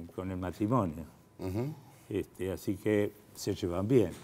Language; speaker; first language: Spanish; native; Spanish